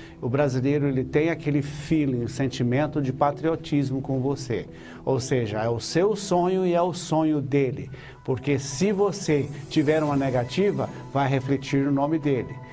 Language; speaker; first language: Portuguese; early bilingual, heritage; Portuguese